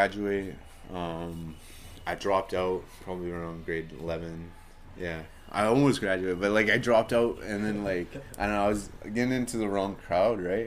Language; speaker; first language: English; native; English